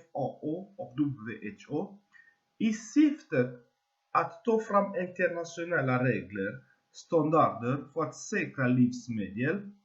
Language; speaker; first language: Swedish; non-native, fluent; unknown